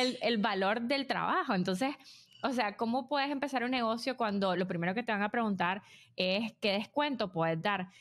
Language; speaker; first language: Spanish; native; Spanish